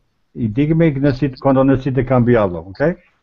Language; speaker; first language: Spanish; non-native, learner; English